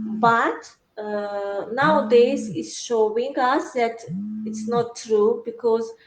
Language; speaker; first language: English; non-native, learner; Azerbaijani